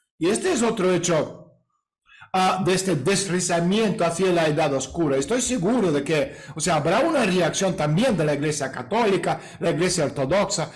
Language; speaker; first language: Spanish; non-native, fluent; Russian